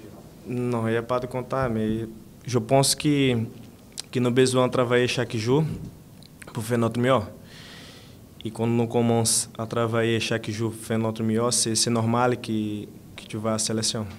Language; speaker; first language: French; non-native, learner; Portuguese